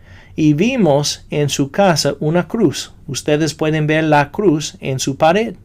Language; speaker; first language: Spanish; non-native, fluent; English